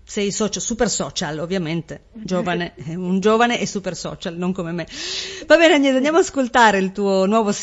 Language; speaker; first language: Italian; native; Italian